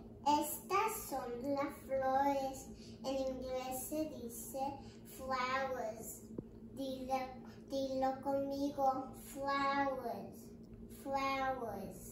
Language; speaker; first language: Spanish; early bilingual, heritage; English